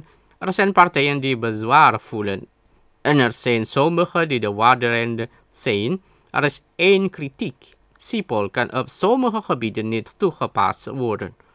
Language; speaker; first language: Dutch; non-native, learner; Indonesian